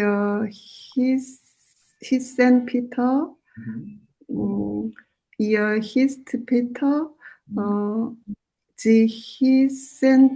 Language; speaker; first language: German; non-native, learner; Korean